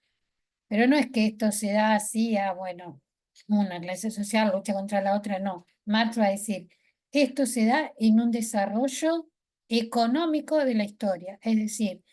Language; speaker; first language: Spanish; native; Spanish